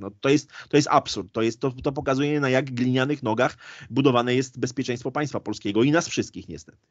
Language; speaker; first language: Polish; native; Polish